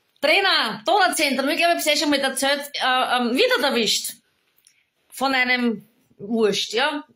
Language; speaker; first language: German; native; German